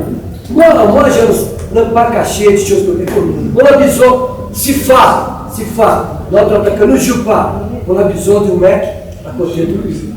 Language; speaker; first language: French; non-native, fluent; Portuguese